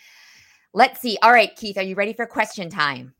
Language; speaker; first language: English; native; English